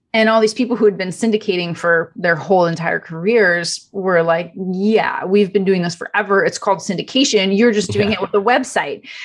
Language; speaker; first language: English; non-native, fluent; Italian